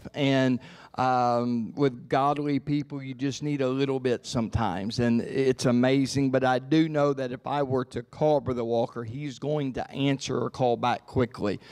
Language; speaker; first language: English; native; English